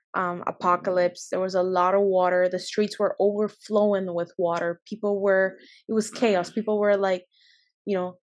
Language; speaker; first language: English; early bilingual, other home language; Spanish